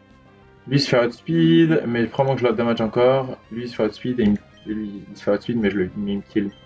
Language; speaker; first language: French; native; French